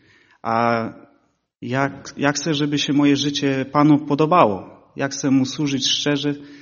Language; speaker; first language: Polish; early bilingual, heritage; Polish